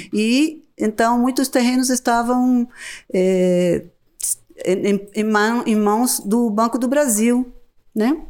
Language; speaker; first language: Portuguese; non-native, fluent; Spanish